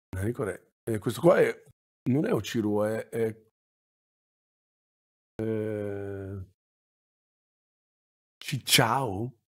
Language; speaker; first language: Italian; native; Italian